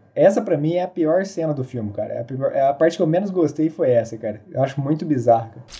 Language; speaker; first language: Portuguese; native; Portuguese